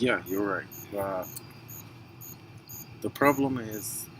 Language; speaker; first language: English; non-native, fluent; Arabic